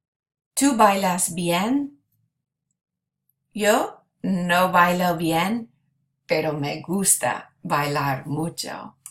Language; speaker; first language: Spanish; non-native, fluent; English